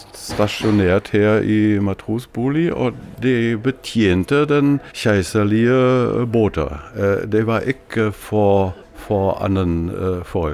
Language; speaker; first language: Norwegian; non-native, fluent; German